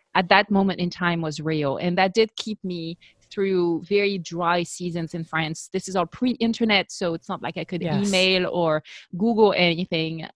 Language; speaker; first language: English; non-native, fluent; French